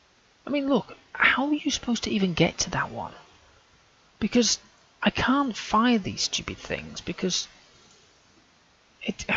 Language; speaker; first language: English; native; English